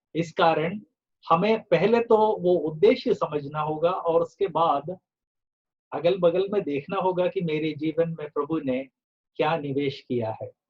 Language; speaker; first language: Hindi; native; Hindi